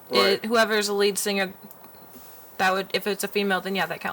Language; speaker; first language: English; native; English